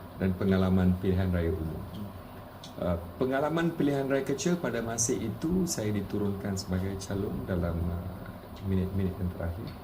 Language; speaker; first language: Malay; non-native, local second language; Tamil